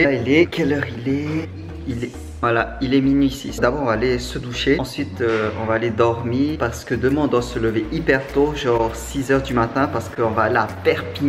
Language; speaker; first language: French; native; French